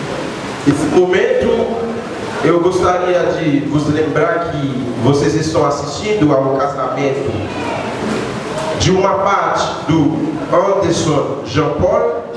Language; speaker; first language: Portuguese; non-native, local second language; Haitian Creole